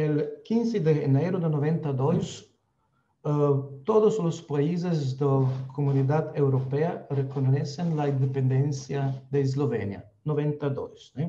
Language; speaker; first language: Spanish; non-native, fluent; Slovenian